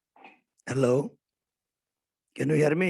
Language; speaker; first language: English; non-native, learner; Bangla